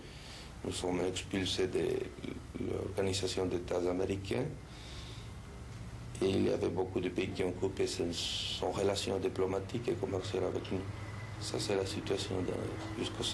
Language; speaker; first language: French; non-native, learner; Spanish